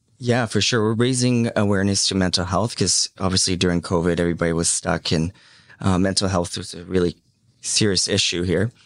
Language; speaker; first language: English; early bilingual, other home language; Cantonese